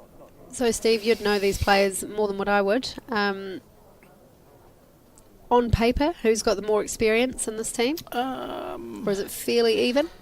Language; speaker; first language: English; native; English